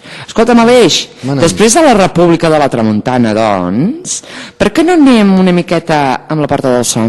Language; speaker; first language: Catalan; native; Catalan